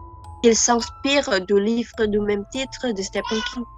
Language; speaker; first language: French; non-native, learner; Indonesian